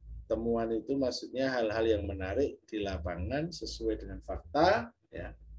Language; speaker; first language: Indonesian; native; Indonesian